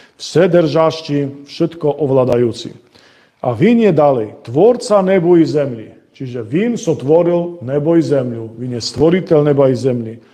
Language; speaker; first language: Slovak; non-native, local second language; Rusyn